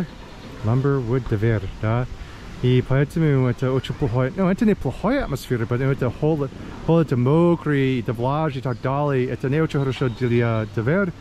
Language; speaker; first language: Russian; non-native, learner; English